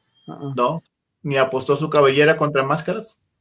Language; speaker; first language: Spanish; native; Spanish